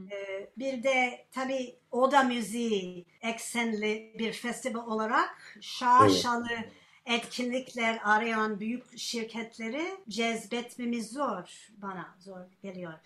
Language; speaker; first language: Turkish; non-native, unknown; English